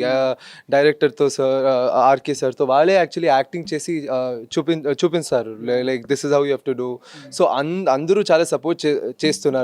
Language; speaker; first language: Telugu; non-native, fluent; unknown